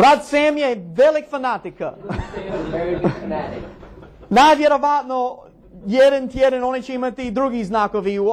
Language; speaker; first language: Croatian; non-native, learner; English